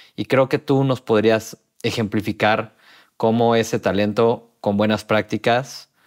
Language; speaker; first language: Spanish; native; Spanish